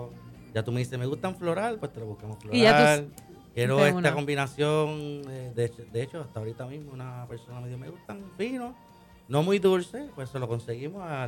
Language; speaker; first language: Spanish; native; Spanish